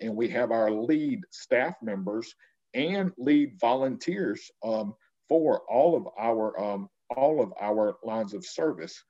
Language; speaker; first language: English; native; English